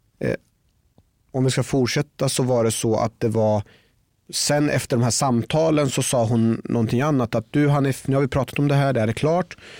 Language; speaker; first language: Swedish; early bilingual, other home language; Persian